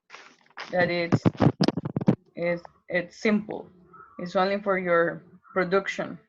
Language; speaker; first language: English; non-native, learner; Spanish